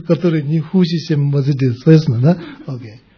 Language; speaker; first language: Russian; non-native, learner; Tibetan